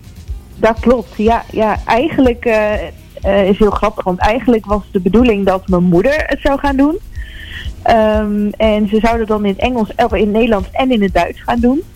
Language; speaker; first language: Dutch; native; Dutch